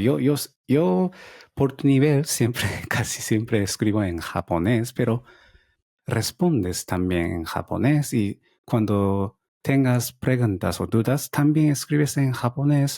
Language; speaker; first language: Spanish; non-native, fluent; Japanese